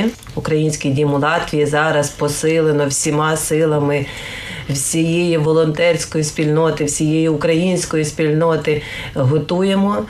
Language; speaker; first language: Ukrainian; native; Ukrainian